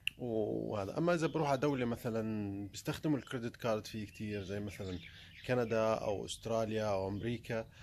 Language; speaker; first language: Arabic; native; Arabic